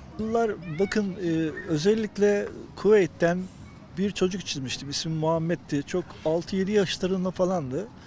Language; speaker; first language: Turkish; native; Turkish